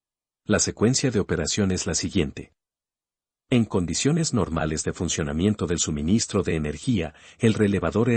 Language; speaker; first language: Spanish; native; Spanish